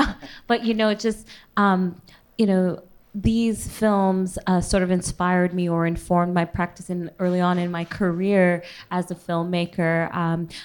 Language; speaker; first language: English; native; English